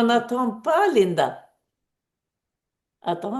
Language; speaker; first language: French; non-native, fluent; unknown